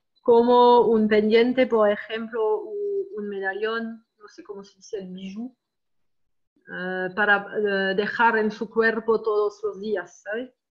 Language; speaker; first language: Spanish; non-native, learner; French